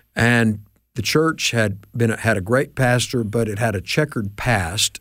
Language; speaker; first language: English; native; English